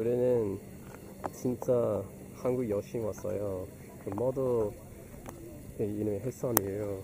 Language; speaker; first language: Korean; non-native, learner; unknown